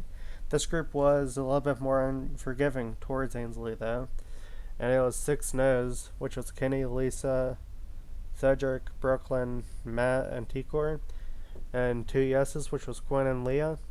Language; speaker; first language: English; native; English